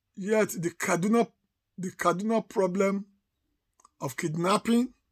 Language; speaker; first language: English; non-native, local second language; Yoruba